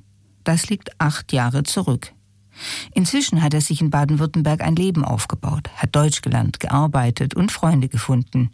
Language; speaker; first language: German; native; German